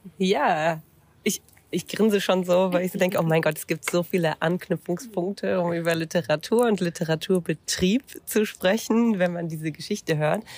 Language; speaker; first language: German; native; German